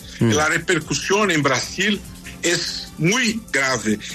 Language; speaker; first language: Spanish; non-native, fluent; Portuguese